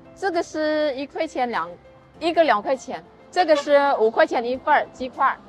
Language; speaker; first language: Chinese; non-native, fluent; Indonesian